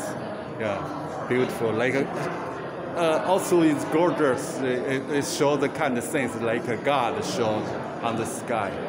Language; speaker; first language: English; non-native, learner; Chinese